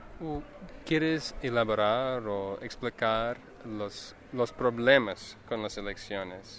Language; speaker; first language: Spanish; non-native, learner; English